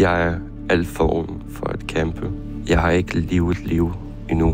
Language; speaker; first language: Danish; non-native, learner; Ukrainian